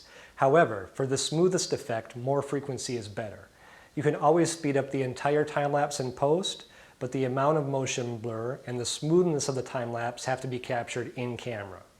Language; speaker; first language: English; native; English